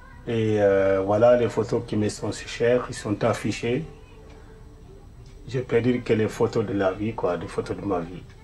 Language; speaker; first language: French; non-native, local second language; Soninke